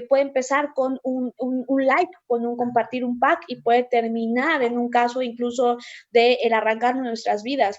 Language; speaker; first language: Spanish; native; Spanish